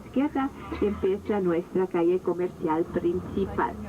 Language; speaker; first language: Spanish; non-native, fluent; German